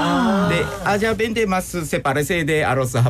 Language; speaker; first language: Spanish; non-native, learner; Japanese